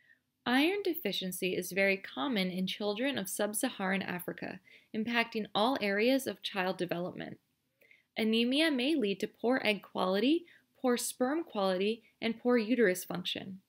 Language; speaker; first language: English; native; English